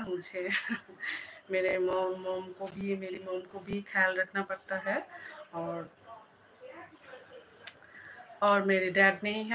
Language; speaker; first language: Hindi; non-native, learner; Bangla